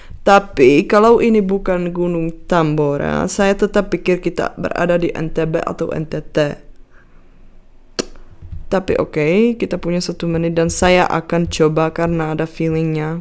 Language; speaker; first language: Indonesian; non-native, fluent; Czech